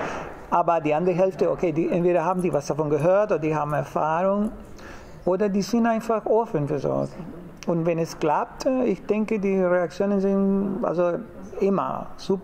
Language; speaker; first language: German; non-native, fluent; Spanish